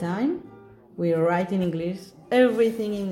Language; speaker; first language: English; non-native, local second language; Morisyen